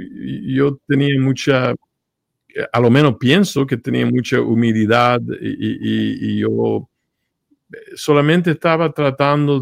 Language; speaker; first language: Spanish; early bilingual, heritage; Spanish